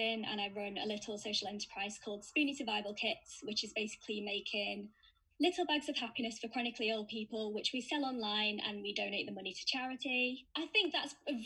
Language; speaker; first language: English; native; English